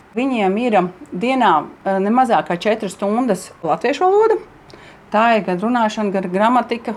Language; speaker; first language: Latvian; native; Latvian